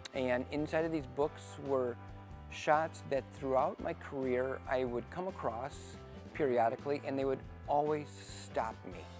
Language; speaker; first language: English; native; English